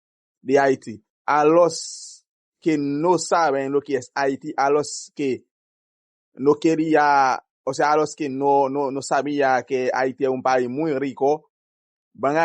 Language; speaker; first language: Spanish; non-native, fluent; Haitian Creole